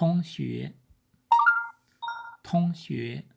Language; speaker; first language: Chinese; non-native, learner; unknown